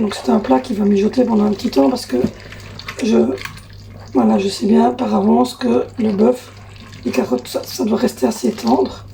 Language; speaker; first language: French; native; French